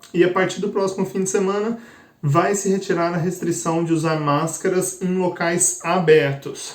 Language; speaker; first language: Portuguese; native; Portuguese